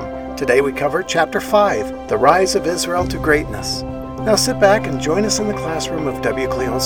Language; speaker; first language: English; native; English